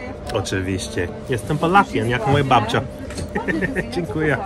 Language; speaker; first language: Polish; non-native, learner; English